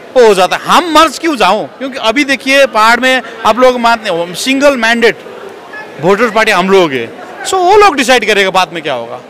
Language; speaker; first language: Hindi; non-native, local second language; Nepali